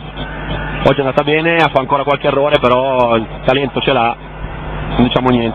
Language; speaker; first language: Italian; native; Italian